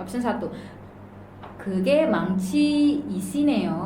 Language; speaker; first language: Korean; non-native, fluent; Indonesian